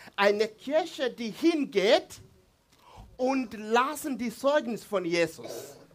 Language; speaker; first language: German; non-native, learner; Swahili